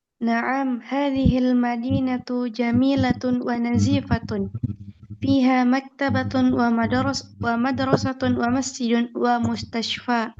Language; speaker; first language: Arabic; non-native, learner; Indonesian